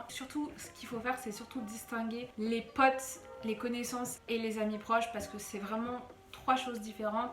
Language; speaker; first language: French; native; French